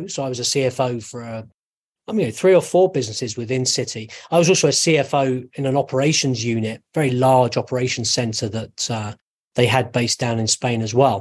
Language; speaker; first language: English; native; English